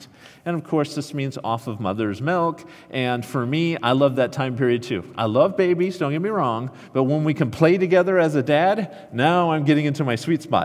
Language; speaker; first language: English; native; English